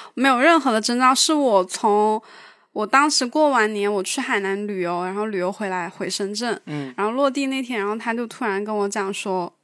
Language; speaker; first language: Chinese; native; Chinese